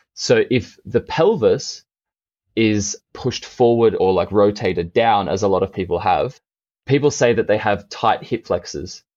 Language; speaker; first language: English; native; English